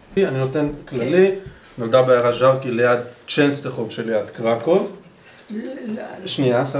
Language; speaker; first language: Hebrew; native; Hebrew